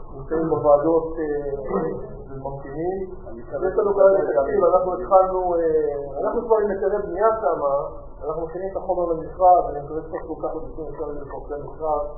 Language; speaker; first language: Hebrew; native; Hebrew